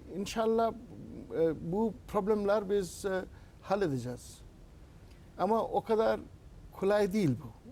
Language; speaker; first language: Turkish; non-native, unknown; Urdu